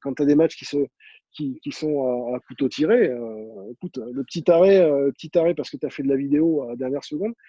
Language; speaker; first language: French; native; French